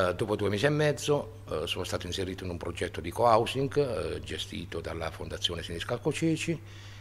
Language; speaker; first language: Italian; native; Italian